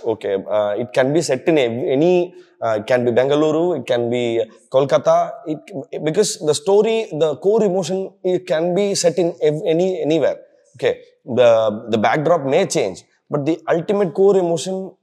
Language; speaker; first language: English; non-native, local second language; Tamil